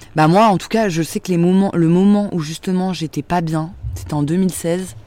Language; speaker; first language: French; native; French